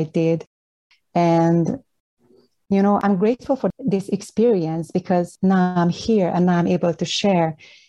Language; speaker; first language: English; non-native, fluent; Hungarian